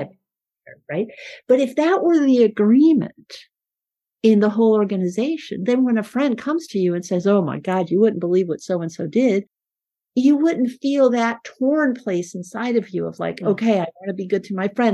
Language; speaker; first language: English; non-native, fluent; Spanish